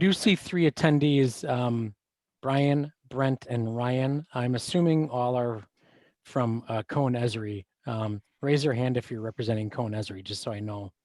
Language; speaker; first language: English; native; English